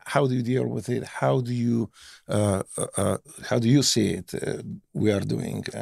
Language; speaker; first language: English; non-native, fluent; Polish